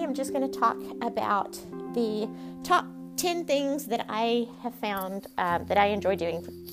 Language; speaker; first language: English; native; English